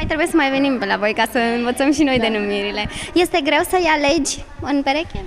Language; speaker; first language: Romanian; native; Romanian